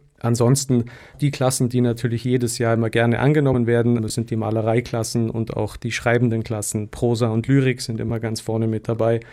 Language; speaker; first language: German; native; German